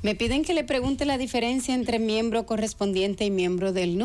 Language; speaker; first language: Spanish; native; Spanish